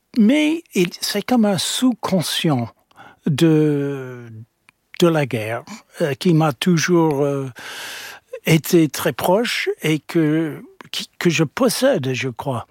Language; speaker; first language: French; non-native, fluent; English